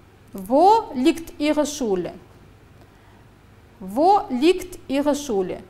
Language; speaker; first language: German; non-native, fluent; Uzbek